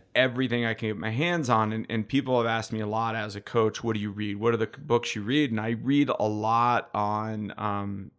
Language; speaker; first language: English; native; English